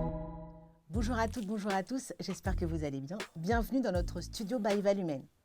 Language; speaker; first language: French; native; French